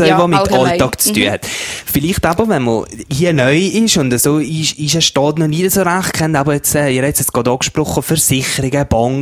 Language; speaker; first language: German; native; German